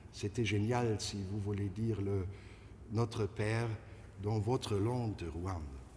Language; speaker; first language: French; non-native, learner; German